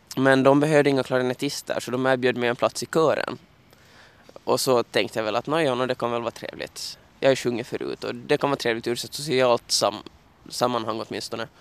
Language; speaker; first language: Swedish; native; Swedish